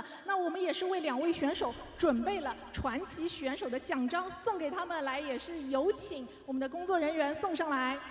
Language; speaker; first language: Chinese; native; Chinese